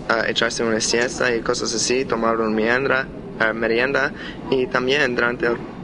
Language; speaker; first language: Spanish; non-native, learner; English